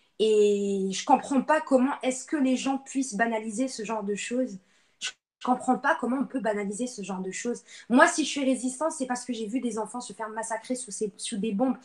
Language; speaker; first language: French; non-native, local second language; Arabic